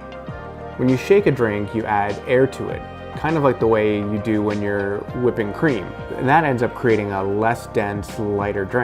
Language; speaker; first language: English; native; English